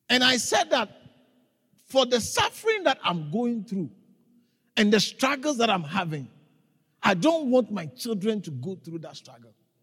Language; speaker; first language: English; non-native, local second language; Akan